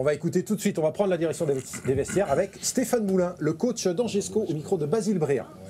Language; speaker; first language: French; native; French